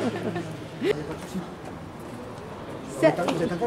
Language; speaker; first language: French; native; French